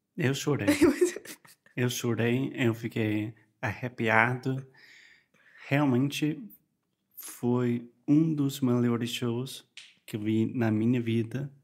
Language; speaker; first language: Portuguese; non-native, fluent; English